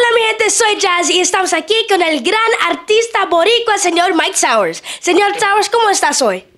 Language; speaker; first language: Spanish; early bilingual, heritage; Spanish